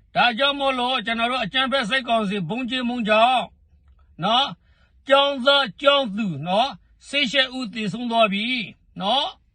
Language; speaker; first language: Burmese; native; Burmese